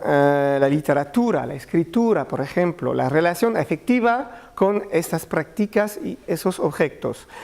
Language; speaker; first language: Spanish; non-native, learner; French